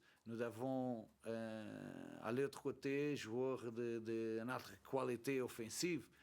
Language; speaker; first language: French; non-native, learner; Portuguese